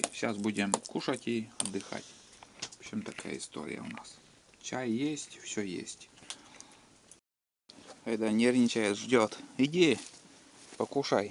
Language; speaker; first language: Russian; native; Russian